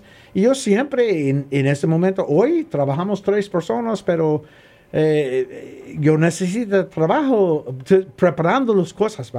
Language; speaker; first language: Spanish; non-native, learner; English